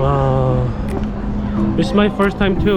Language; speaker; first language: English; non-native, fluent; Korean